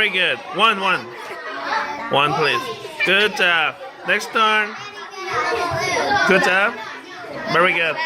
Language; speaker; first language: English; non-native, fluent; Korean